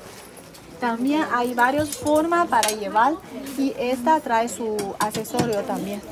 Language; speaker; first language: Spanish; non-native, learner; Chinese